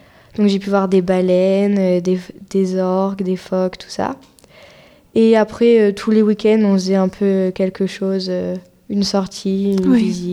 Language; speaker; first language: French; native; French